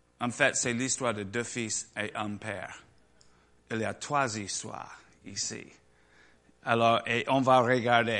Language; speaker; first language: French; non-native, learner; English